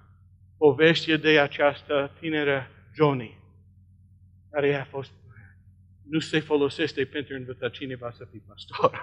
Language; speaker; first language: Romanian; non-native, learner; English